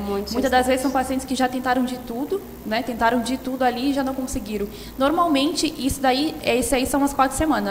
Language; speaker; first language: Portuguese; native; Portuguese